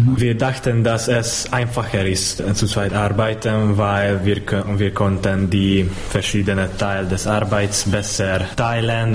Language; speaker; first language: German; non-native, fluent; Hungarian